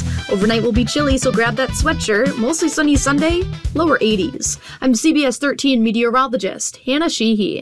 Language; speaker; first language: English; native; English